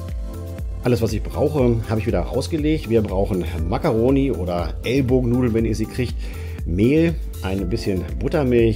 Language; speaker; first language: German; native; German